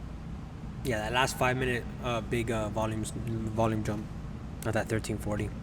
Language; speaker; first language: English; native; English